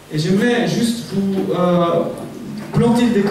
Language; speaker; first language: French; native; French